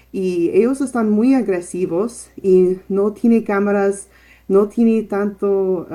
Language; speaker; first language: Spanish; non-native, fluent; English